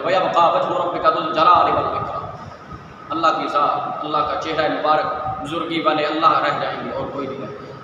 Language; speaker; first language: Urdu; non-native, local second language; Punjabi